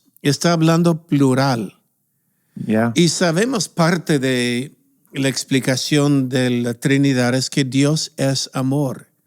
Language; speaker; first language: Spanish; non-native, fluent; English